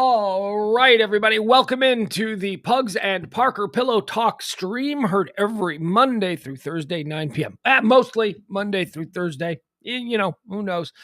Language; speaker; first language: English; native; English